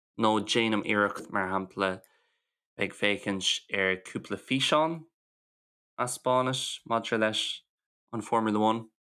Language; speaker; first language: Irish; non-native, local second language; English